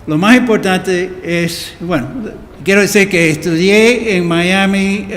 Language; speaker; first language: Spanish; early bilingual, heritage; Spanish